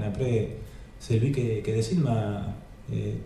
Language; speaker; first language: French; non-native, learner; Spanish